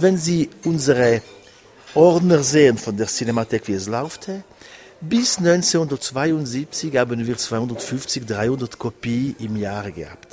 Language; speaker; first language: German; non-native, local second language; French